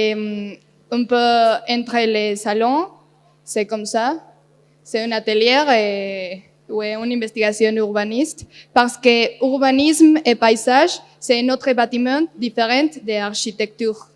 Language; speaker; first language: French; non-native, learner; Spanish